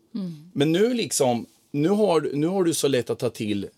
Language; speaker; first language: Swedish; non-native, fluent; Croatian